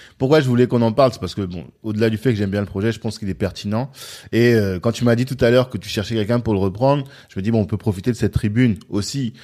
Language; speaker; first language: French; native; French